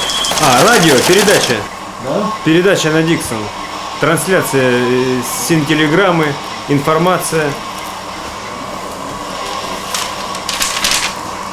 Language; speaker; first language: Russian; native; Russian